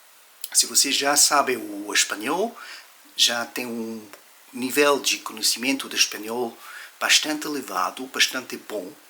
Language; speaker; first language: Portuguese; non-native, fluent; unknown